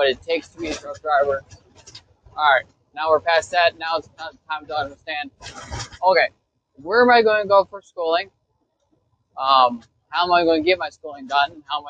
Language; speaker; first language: English; native; English